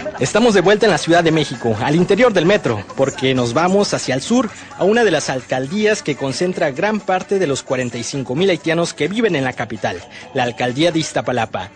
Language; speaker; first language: Spanish; native; Spanish